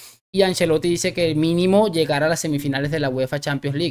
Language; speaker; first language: Spanish; native; Spanish